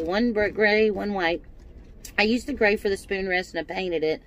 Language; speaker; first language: English; native; English